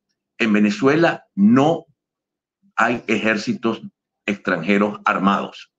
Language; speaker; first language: Spanish; native; Spanish